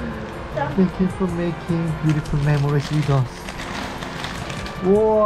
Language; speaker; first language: English; non-native, learner; Korean